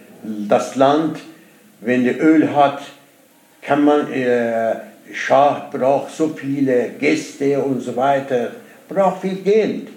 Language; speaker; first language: German; non-native, learner; Persian